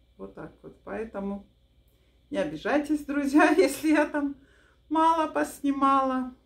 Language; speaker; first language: Russian; non-native, local second language; Avaric